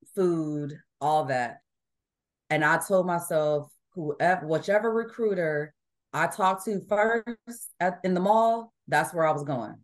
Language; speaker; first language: English; native; English